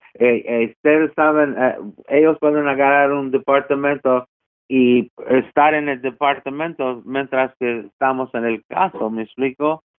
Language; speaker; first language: Spanish; early bilingual, heritage; Spanish